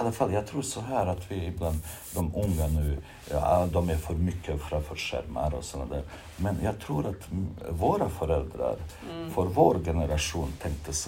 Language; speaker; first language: Swedish; non-native, fluent; Bosnian